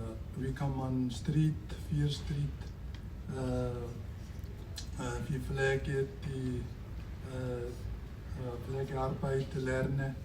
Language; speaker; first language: German; non-native, learner; Tibetan